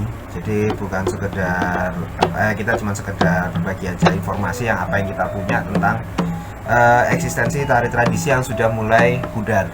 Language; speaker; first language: Indonesian; native; Indonesian